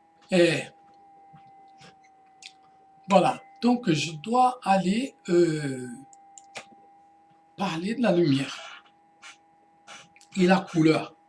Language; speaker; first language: French; non-native, fluent; Portuguese